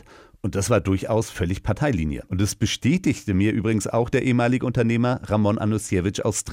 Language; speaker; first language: German; native; German